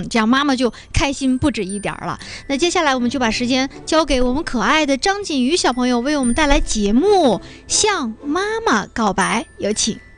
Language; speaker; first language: Chinese; native; Chinese